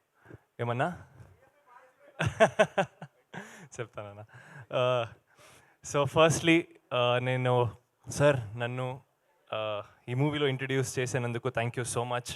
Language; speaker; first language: Telugu; non-native, learner; Kannada